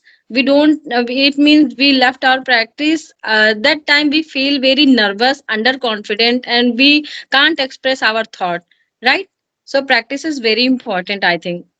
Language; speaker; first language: English; non-native, learner; Hindi